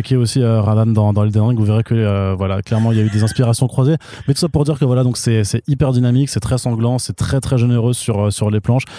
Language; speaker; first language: French; native; French